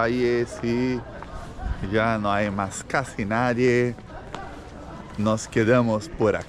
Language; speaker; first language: Spanish; non-native, fluent; Portuguese